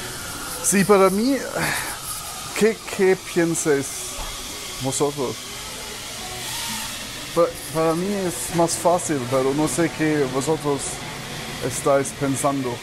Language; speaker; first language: Spanish; non-native, learner; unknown